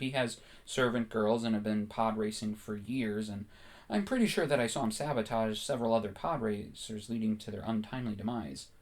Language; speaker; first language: English; native; English